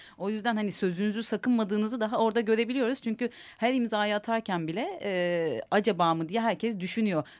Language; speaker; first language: Turkish; native; Turkish